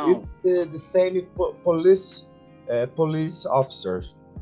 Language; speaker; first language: English; non-native, learner; Portuguese